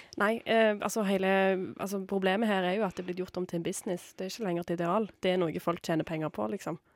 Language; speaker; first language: Norwegian; native; Norwegian